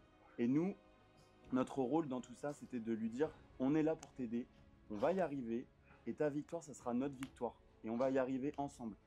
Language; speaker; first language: French; native; French